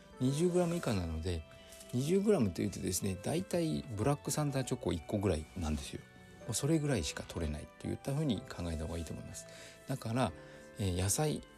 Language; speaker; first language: Japanese; native; Japanese